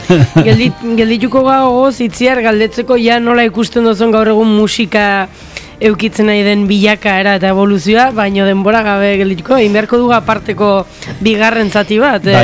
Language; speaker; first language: Basque; native; Basque